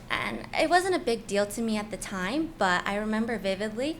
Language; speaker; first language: English; native; English